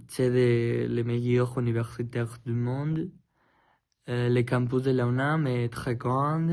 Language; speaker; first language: French; non-native, learner; Spanish